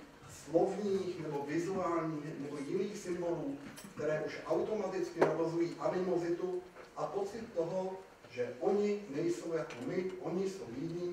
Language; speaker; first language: Czech; native; Czech